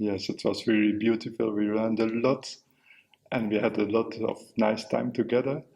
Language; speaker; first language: English; non-native, fluent; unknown